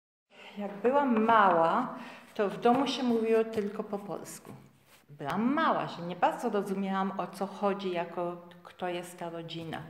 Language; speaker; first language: Polish; early bilingual, heritage; Polish